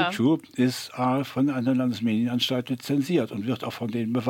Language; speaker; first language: German; native; German